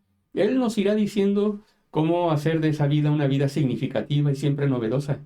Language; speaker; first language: Spanish; native; Spanish